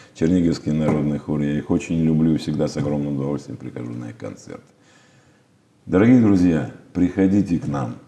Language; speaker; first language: Russian; native; Russian